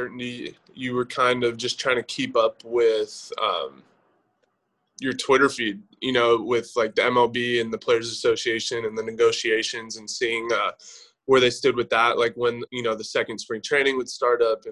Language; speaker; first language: English; native; English